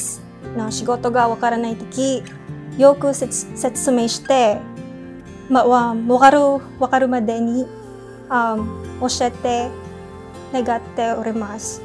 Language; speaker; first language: Japanese; non-native, learner; Filipino